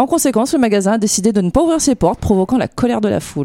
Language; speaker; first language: French; native; French